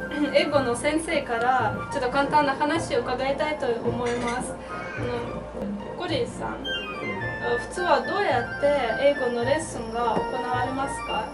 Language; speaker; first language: Japanese; non-native, fluent; Russian